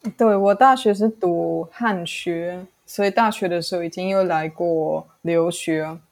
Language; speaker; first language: Chinese; non-native, fluent; German